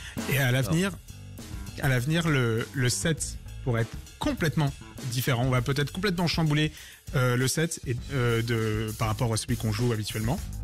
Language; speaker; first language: French; native; French